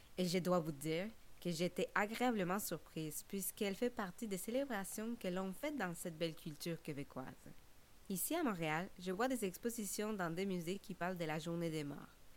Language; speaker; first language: French; non-native, fluent; Spanish